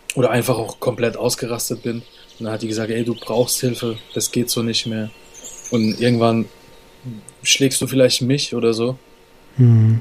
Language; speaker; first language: German; native; German